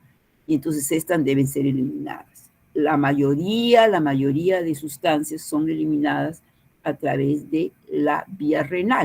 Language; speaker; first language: Spanish; native; Spanish